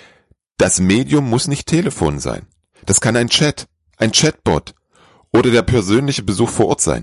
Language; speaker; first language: German; native; German